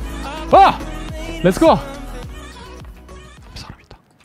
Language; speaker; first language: Korean; native; Korean